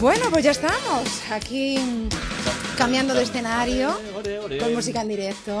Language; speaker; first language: Spanish; native; Spanish